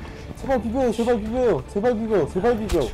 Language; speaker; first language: Korean; native; Korean